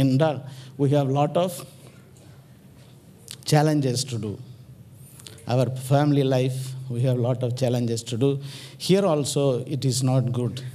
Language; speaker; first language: English; non-native, local second language; Tamil